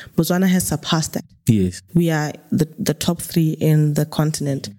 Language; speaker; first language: English; non-native, local second language; Tswana